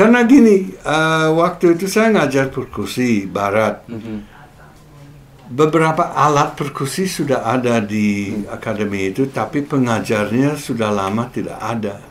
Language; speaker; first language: Indonesian; non-native, fluent; English